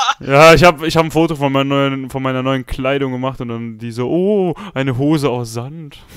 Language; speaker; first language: German; early bilingual, other home language; Russian